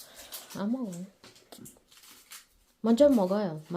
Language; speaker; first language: Korean; non-native, learner; Filipino